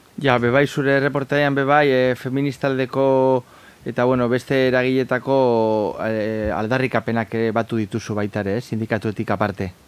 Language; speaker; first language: Basque; native; Basque